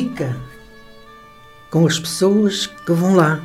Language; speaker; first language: Portuguese; native; Portuguese